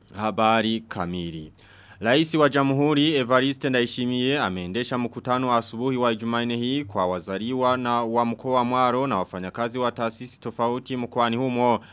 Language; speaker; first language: Swahili; non-native, local second language; Rundi